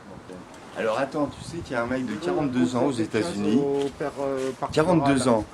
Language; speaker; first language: French; native; French